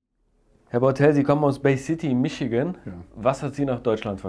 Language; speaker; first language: German; native; German